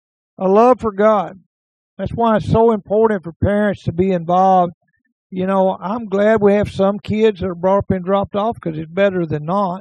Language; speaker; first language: English; native; English